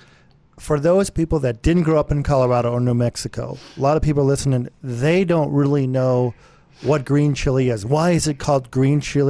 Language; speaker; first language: English; native; English